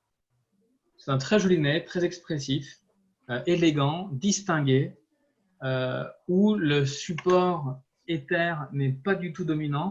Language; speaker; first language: French; native; French